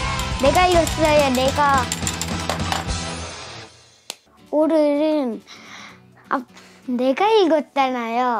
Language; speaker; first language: Korean; early bilingual, other home language; Russian